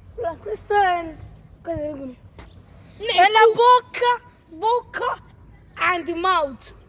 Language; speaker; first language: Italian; early bilingual, other home language; Igbo